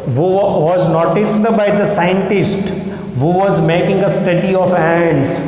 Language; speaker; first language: English; non-native, local second language; Gujarati